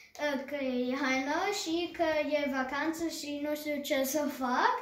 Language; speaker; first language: Romanian; early bilingual, heritage; Romanian